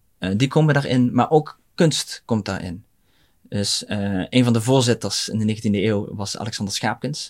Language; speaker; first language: Dutch; native; Dutch